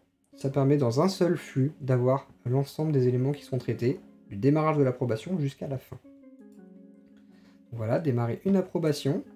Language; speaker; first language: French; native; French